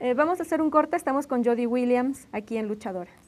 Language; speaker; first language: Spanish; native; Spanish